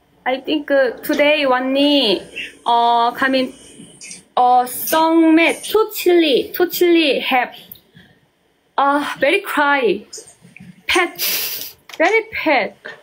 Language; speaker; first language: English; non-native, learner; Korean